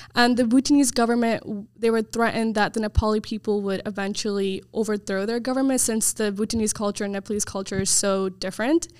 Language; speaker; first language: English; early bilingual, other home language; Nepali